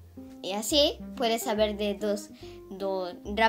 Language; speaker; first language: Spanish; early bilingual, heritage; Spanish